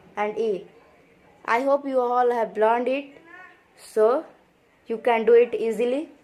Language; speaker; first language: English; non-native, local second language; Hindi